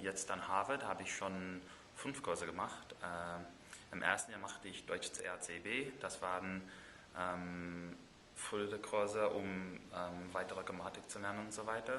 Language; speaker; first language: German; non-native, fluent; English